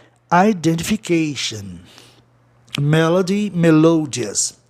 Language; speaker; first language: English; non-native, fluent; Portuguese